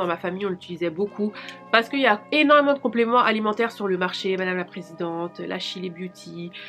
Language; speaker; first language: French; native; French